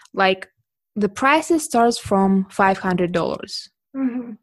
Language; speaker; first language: English; non-native, fluent; Russian